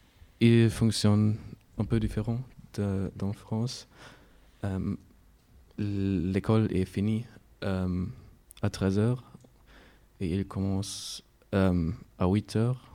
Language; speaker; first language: French; non-native, learner; German